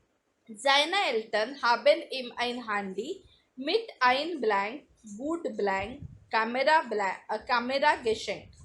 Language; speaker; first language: German; non-native, fluent; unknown